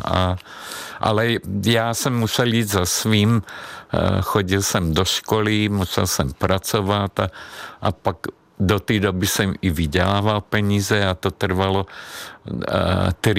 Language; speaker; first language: Czech; non-native, fluent; Hungarian